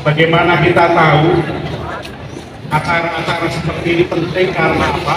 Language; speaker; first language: Indonesian; native; Indonesian